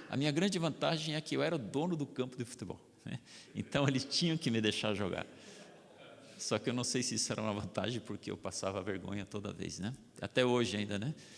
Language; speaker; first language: Portuguese; non-native, local second language; German